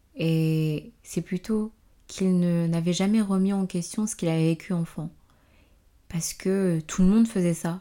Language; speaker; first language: French; native; French